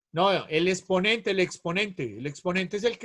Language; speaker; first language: Spanish; native; Spanish